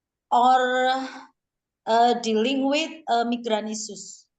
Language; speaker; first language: English; non-native, learner; Indonesian